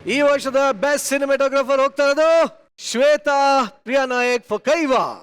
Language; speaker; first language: Kannada; native; Kannada